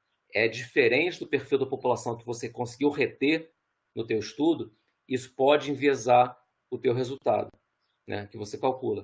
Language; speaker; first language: Portuguese; native; Portuguese